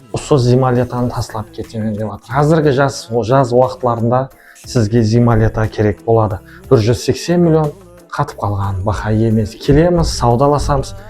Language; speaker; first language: Uzbek; non-native, local second language; Kara-Kalpak